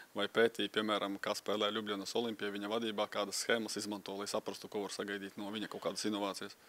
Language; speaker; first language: Latvian; native; Latvian